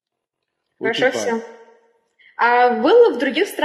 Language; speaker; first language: Russian; native; Russian